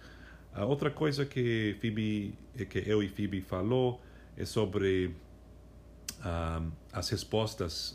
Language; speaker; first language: Portuguese; non-native, fluent; English